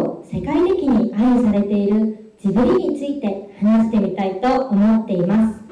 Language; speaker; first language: Japanese; non-native, fluent; Korean